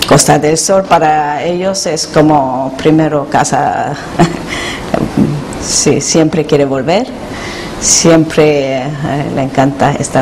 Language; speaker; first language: Spanish; non-native, learner; Korean